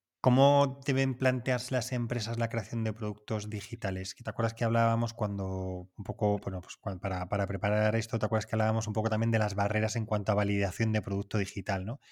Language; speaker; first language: Spanish; native; Spanish